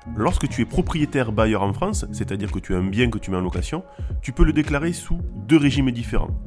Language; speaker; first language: French; native; French